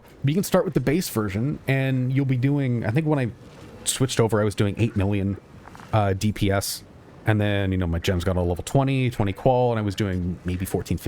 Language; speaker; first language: English; native; English